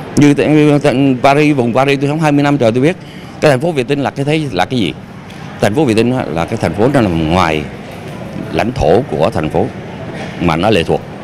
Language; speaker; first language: Vietnamese; native; Vietnamese